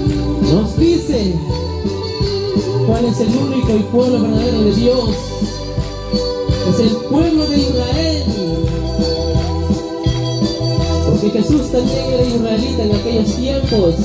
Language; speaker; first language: Spanish; native; Spanish